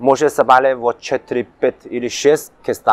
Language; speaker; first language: Macedonian; non-native, learner; Chinese